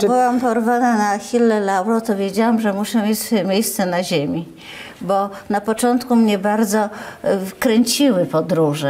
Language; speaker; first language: Polish; native; Polish